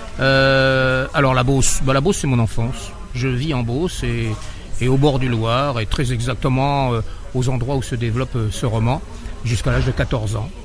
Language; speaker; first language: French; native; French